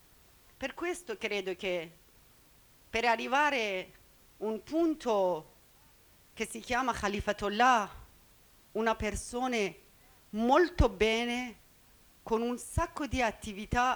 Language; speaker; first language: Italian; non-native, learner; Persian